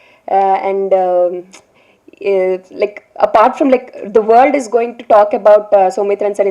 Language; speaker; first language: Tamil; non-native, learner; Telugu